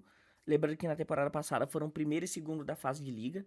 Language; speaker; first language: Portuguese; native; Portuguese